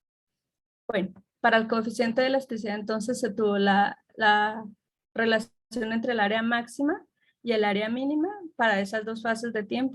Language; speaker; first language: Spanish; native; Spanish